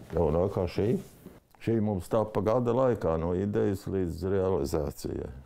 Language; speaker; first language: Latvian; native; Latvian